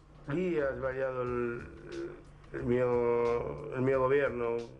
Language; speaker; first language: Italian; non-native, fluent; Spanish